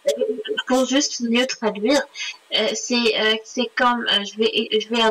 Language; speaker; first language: French; non-native, local second language; Arabic